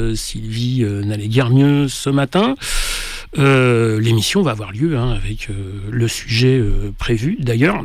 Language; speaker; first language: French; native; French